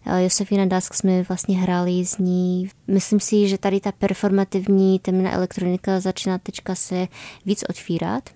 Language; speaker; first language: Czech; non-native, fluent; Polish